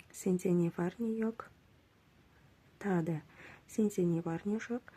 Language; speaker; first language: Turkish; non-native, fluent; Kazakh